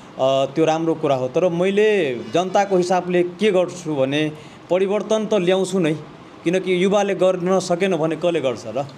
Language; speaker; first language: Nepali; non-native, local second language; Maithili